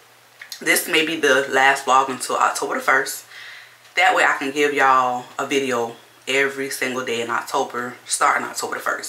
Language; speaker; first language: English; native; English